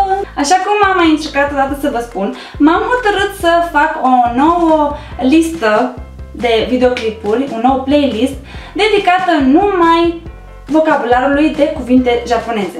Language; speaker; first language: Romanian; native; Romanian